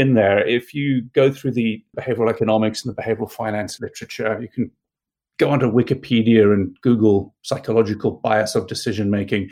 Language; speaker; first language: English; native; English